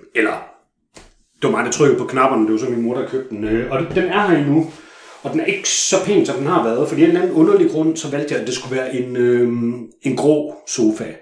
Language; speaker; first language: Danish; native; Danish